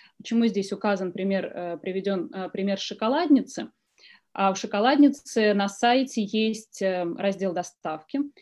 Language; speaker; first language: Russian; native; Russian